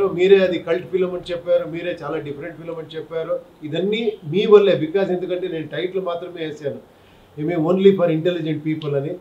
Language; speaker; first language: Telugu; non-native, local second language; Kannada